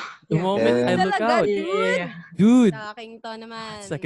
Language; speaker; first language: English; non-native, local second language; Filipino